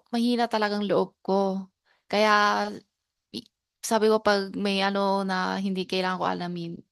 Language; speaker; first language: Filipino; non-native, learner; Chinese